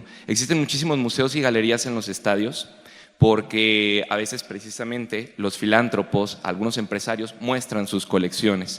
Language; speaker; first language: Spanish; native; Spanish